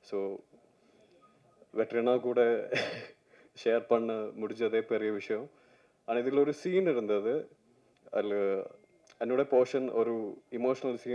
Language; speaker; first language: Tamil; non-native, learner; Malayalam